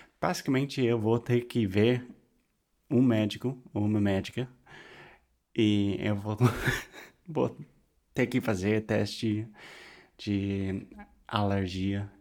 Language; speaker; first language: Portuguese; non-native, fluent; English